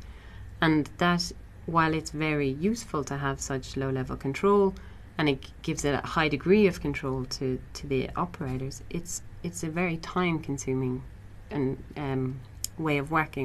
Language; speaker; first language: English; native; English